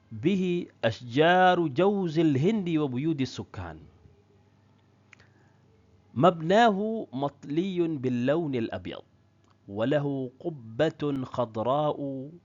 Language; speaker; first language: Arabic; non-native, fluent; Indonesian